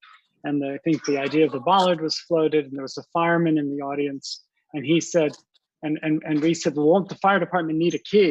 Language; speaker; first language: English; native; English